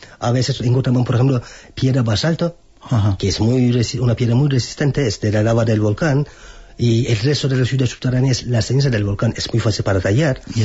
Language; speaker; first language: Spanish; non-native, fluent; Turkish